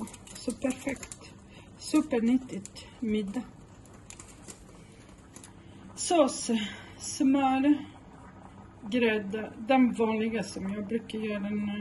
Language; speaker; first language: Swedish; non-native, local second language; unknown